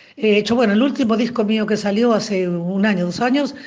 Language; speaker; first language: Spanish; native; Spanish